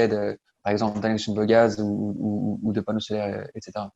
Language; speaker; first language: French; native; French